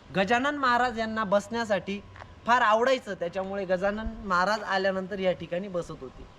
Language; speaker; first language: Marathi; non-native, local second language; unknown